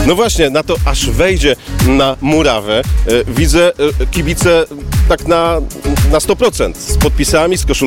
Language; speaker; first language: Polish; native; Polish